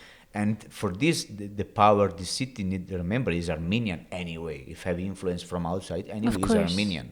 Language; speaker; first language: English; non-native, learner; Italian